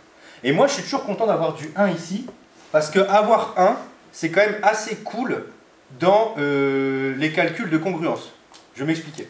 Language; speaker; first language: French; native; French